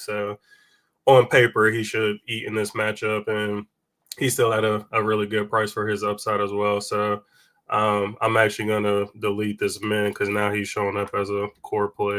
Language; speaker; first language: English; native; English